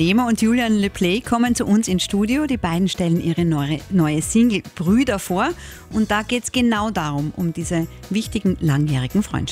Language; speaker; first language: German; native; German